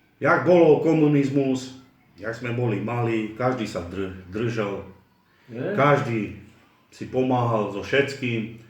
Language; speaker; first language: Slovak; non-native, local second language; Romany